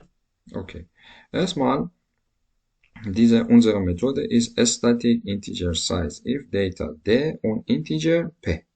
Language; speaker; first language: German; non-native, learner; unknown